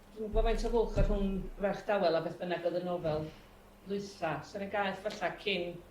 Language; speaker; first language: Welsh; native; Welsh